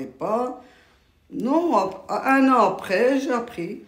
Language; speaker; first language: French; early bilingual, other home language; Turkish